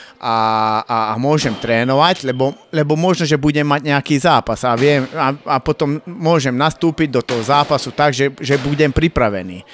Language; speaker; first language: Slovak; non-native, local second language; Hungarian